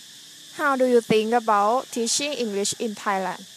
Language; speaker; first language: English; non-native, learner; Thai